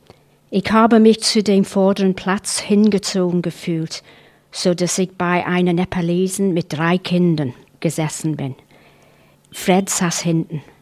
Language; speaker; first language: German; non-native, fluent; English